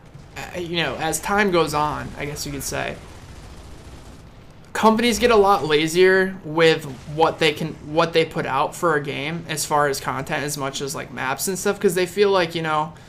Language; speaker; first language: English; native; English